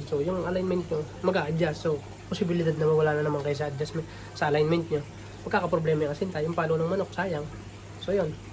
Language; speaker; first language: Filipino; native; Filipino